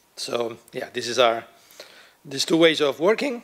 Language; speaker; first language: English; non-native, fluent; Catalan